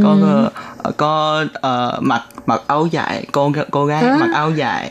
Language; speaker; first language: Vietnamese; non-native, learner; Chinese